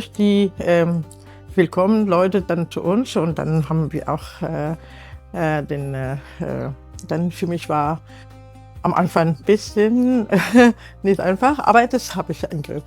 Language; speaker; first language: German; non-native, learner; Arabic